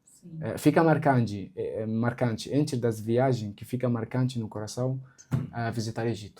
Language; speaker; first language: Portuguese; non-native, local second language; Arabic